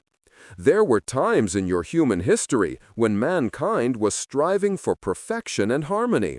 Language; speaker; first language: English; non-native, fluent; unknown